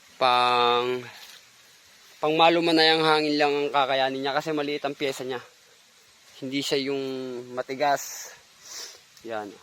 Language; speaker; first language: Filipino; native; Filipino